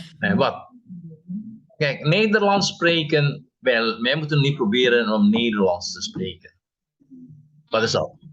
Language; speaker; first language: Dutch; non-native, fluent; Indonesian